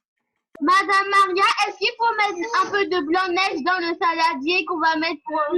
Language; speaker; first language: French; non-native, fluent; Spanish